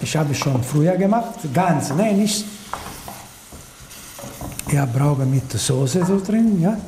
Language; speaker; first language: German; non-native, learner; Italian